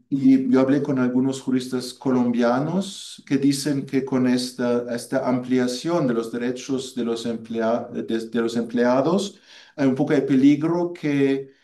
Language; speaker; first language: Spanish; non-native, fluent; German